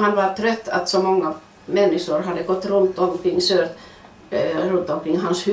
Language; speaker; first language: Swedish; non-native, fluent; Finnish